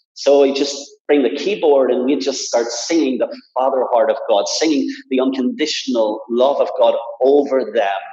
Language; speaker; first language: English; native; English